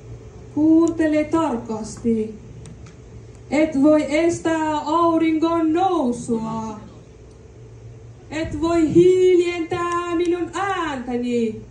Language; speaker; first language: Finnish; non-native, learner; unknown